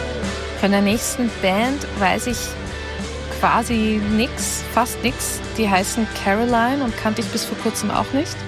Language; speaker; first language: German; native; German